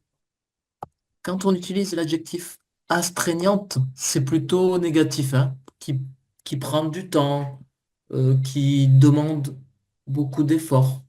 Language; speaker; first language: French; native; French